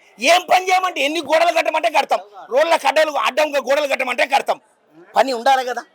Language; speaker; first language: Telugu; native; Telugu